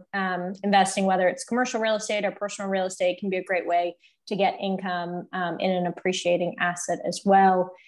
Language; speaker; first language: English; native; English